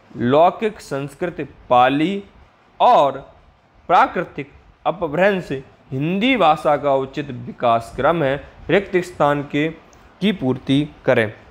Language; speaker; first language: Hindi; native; Hindi